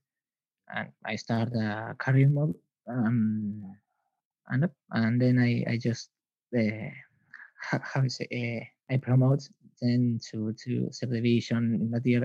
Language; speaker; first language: English; non-native, learner; Spanish